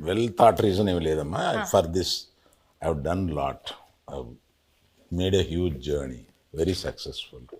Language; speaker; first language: Telugu; native; Telugu